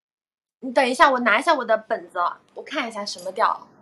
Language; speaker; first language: Chinese; native; Chinese